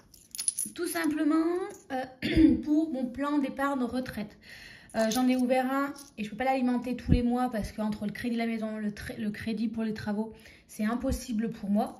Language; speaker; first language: French; native; French